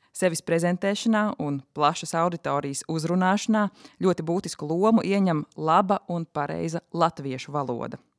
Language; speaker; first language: Latvian; native; Latvian